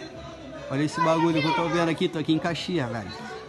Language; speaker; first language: Portuguese; native; Portuguese